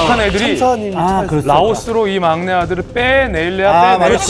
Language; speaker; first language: Korean; native; Korean